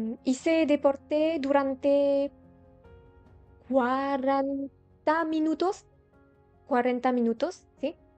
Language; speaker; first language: Spanish; non-native, learner; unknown